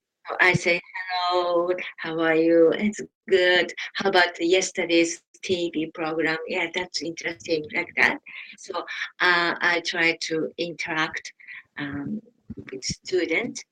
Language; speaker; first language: English; non-native, learner; Japanese